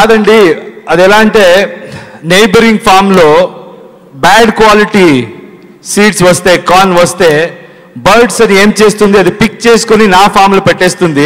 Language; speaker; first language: Telugu; non-native, learner; Kannada